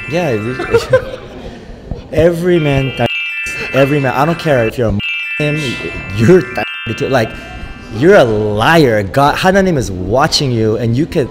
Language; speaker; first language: English; early bilingual, other home language; Korean